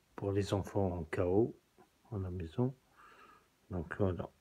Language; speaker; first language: French; non-native, local second language; Kabyle